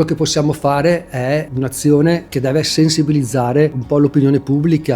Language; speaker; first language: Italian; native; Italian